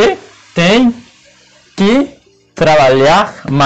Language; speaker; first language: Portuguese; non-native, fluent; Haitian Creole